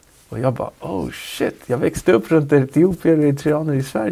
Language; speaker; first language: Swedish; native; Swedish